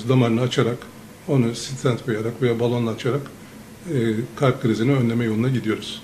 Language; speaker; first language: Turkish; native; Turkish